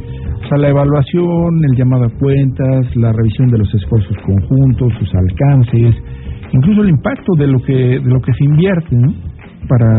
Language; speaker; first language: Spanish; native; Spanish